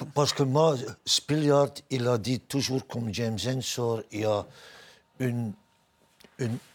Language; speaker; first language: French; native; French